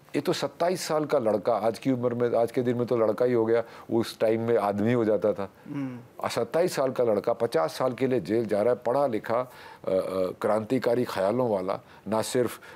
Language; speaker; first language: Hindi; native; Hindi